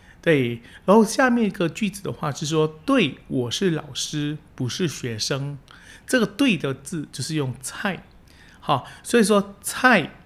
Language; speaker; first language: Chinese; early bilingual, heritage; Chinese